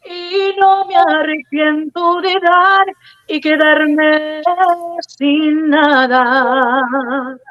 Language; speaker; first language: Spanish; early bilingual, heritage; Spanish